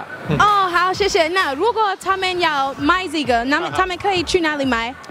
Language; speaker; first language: Chinese; non-native, learner; English